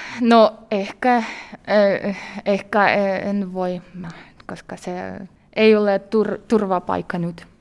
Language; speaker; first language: Finnish; non-native, learner; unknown